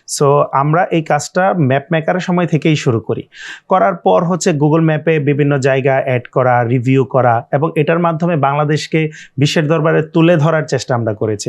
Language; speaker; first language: Bangla; native; Bangla